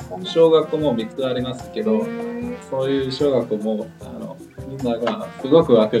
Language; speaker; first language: Japanese; non-native, learner; English